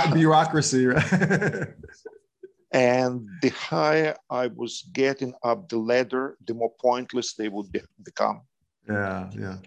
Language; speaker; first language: English; non-native, fluent; Ukrainian